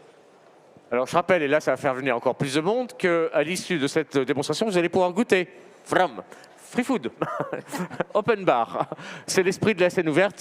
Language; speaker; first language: French; native; French